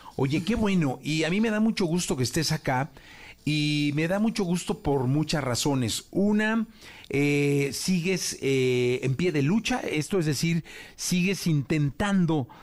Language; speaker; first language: Spanish; native; Spanish